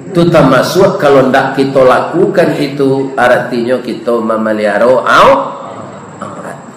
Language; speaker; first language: Malay; non-native, local second language; Minangkabau